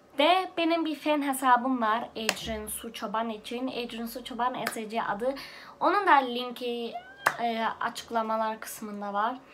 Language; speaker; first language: Turkish; early bilingual, heritage; Turkish